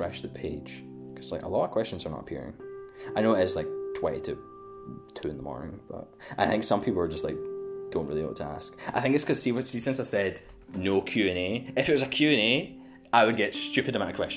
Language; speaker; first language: English; native; English